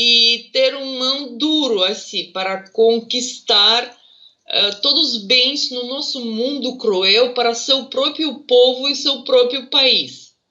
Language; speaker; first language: Portuguese; non-native, fluent; Russian